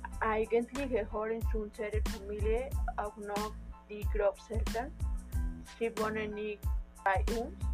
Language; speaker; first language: German; non-native, learner; Spanish